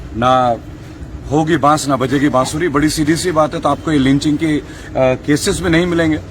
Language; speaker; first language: Hindi; non-native, local second language; Bangla